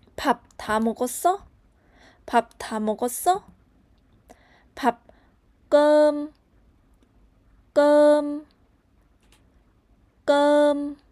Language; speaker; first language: Korean; non-native, learner; Vietnamese